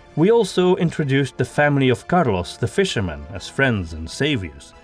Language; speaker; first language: English; non-native, fluent; Dutch